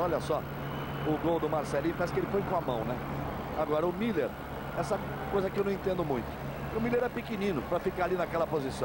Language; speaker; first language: Portuguese; native; Portuguese